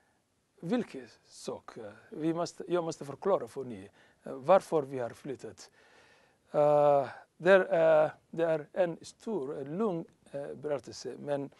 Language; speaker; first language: Swedish; non-native, learner; Somali